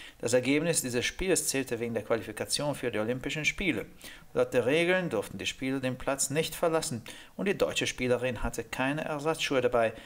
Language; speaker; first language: German; non-native, fluent; Hungarian